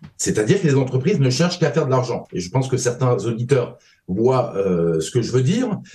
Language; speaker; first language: French; native; French